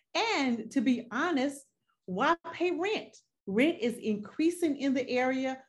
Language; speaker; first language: English; native; English